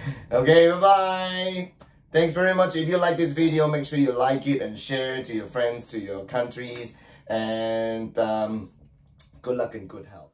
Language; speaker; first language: English; non-native, local second language; Cantonese